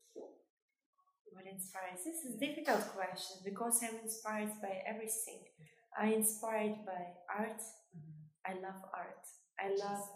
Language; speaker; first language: English; non-native, fluent; Albanian